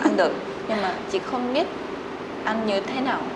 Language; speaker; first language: Vietnamese; non-native, learner; Japanese